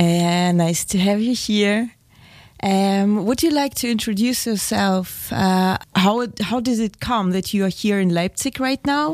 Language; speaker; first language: English; non-native, fluent; German